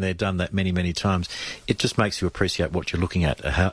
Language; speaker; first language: English; native; English